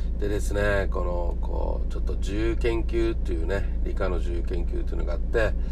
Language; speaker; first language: Japanese; native; Japanese